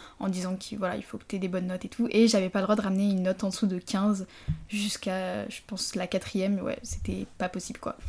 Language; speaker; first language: French; native; French